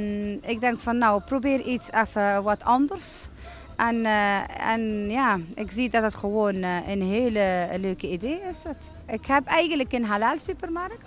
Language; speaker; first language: Dutch; non-native, fluent; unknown